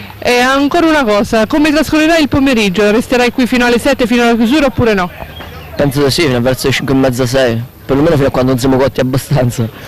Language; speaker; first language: Italian; native; Italian